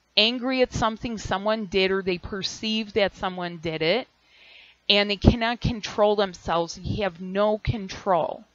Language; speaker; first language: English; native; English